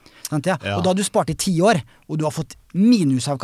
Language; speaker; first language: Norwegian; native; Norwegian